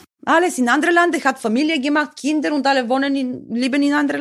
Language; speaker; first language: German; non-native, learner; Bulgarian